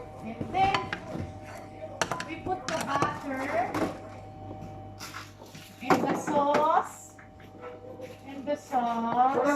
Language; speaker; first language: English; non-native, learner; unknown